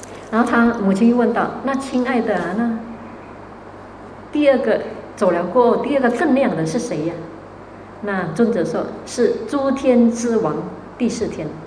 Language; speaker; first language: Chinese; native; Chinese